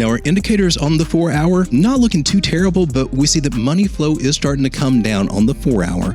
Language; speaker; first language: English; native; English